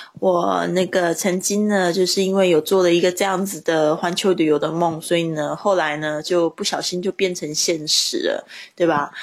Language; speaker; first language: Chinese; native; Chinese